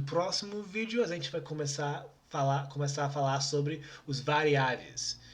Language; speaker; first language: Portuguese; non-native, learner; English